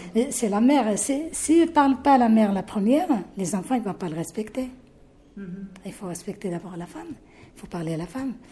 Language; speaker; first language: French; non-native, local second language; Arabic